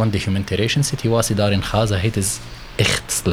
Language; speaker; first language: Dutch; non-native, learner; Arabic